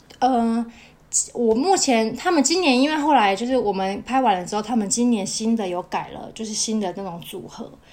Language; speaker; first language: Chinese; native; Chinese